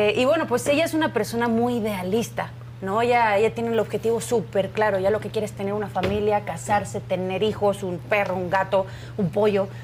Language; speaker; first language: Spanish; native; Spanish